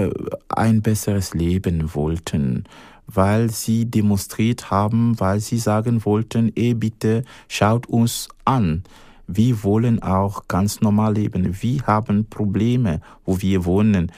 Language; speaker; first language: German; non-native, fluent; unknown